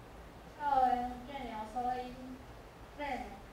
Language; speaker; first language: Italian; non-native, learner; Chinese